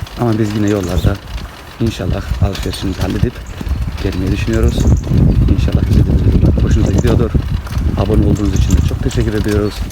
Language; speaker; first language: Turkish; native; Turkish